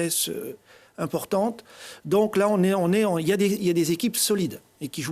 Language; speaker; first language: French; native; French